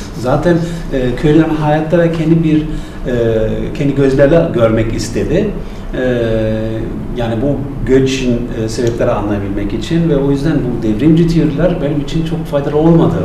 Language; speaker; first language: Turkish; non-native, fluent; German